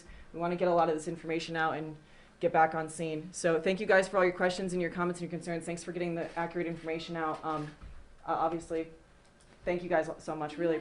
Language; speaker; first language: English; native; English